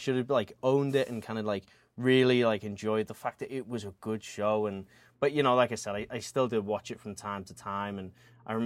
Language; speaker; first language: English; native; English